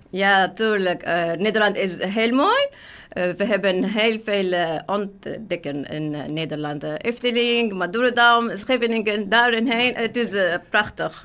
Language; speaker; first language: Dutch; non-native, learner; Arabic